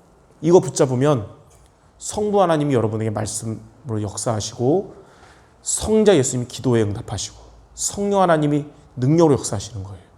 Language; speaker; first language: Korean; native; Korean